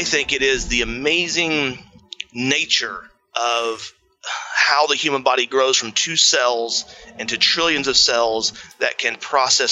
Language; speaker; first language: English; native; English